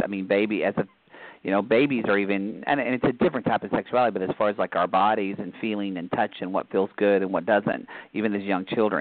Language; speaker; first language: English; native; English